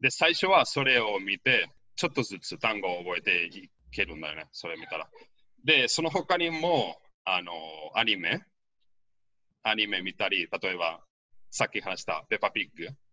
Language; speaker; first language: Japanese; non-native, fluent; Spanish